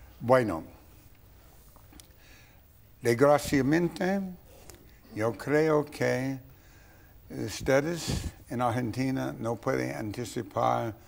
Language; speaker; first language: Spanish; non-native, fluent; English